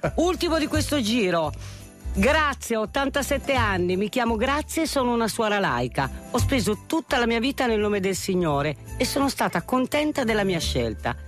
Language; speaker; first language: Italian; native; Italian